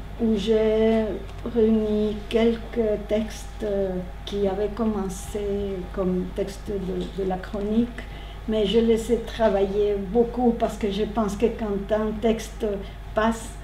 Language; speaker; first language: French; non-native, learner; Spanish